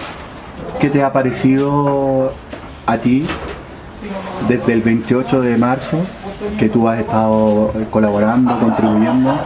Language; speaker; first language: Spanish; native; Spanish